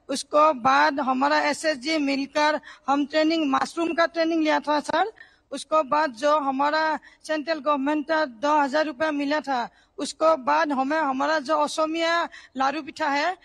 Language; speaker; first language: Hindi; non-native, local second language; Assamese